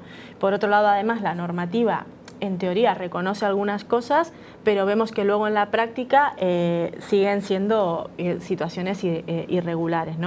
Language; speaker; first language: Spanish; native; Spanish